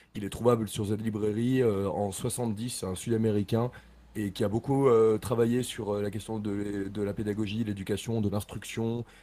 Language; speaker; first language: French; native; French